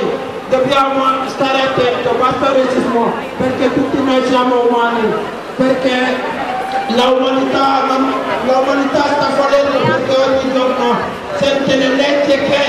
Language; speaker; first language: Italian; non-native, learner; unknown